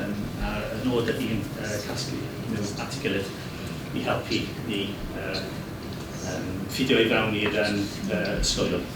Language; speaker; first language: Welsh; non-native, learner; English